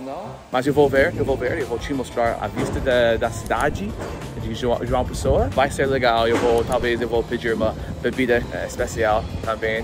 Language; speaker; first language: Portuguese; non-native, fluent; English